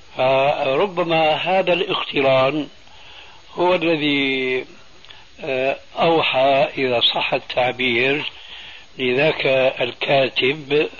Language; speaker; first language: Arabic; early bilingual, other home language; Albanian